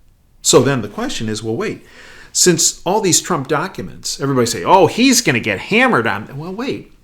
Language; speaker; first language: English; native; English